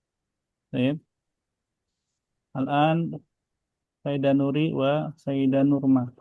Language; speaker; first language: Arabic; non-native, fluent; Indonesian